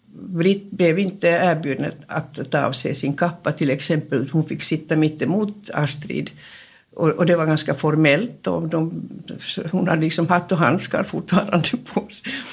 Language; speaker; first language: Swedish; native; Swedish